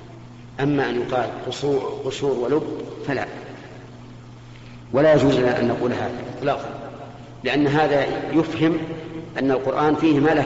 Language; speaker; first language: Arabic; native; Arabic